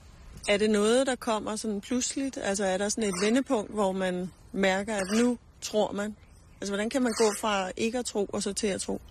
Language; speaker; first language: Danish; native; Danish